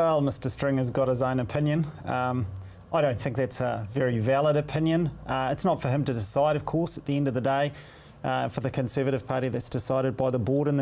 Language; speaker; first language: English; native; English